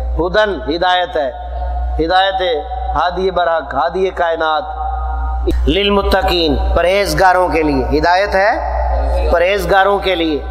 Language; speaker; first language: Urdu; non-native, local second language; Punjabi